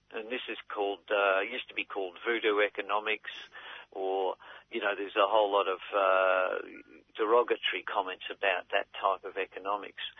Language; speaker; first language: English; native; English